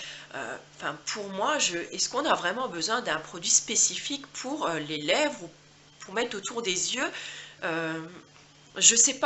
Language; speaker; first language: French; native; French